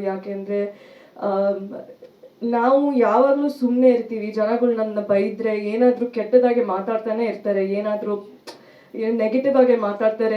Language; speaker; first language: Kannada; early bilingual, heritage; Kannada